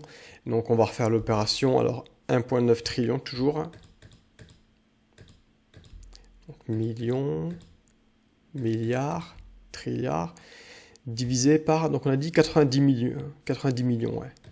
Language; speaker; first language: French; native; French